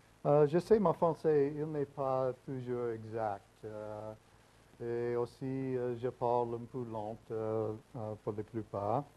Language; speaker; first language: French; non-native, learner; English